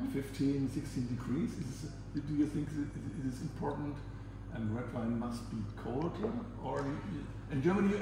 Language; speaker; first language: English; non-native, learner; German